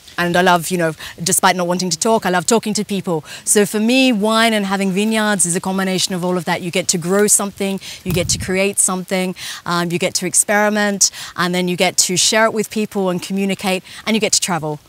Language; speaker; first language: English; native; English